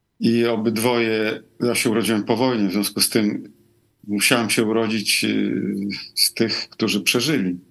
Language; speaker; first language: Polish; early bilingual, other home language; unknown